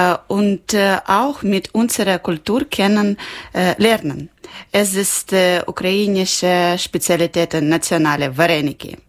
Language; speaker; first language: German; non-native, local second language; Ukrainian